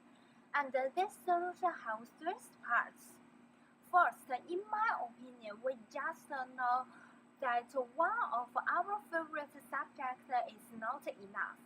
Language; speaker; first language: English; non-native, learner; Chinese